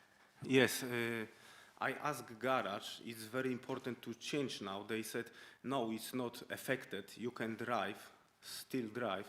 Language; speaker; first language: English; non-native, learner; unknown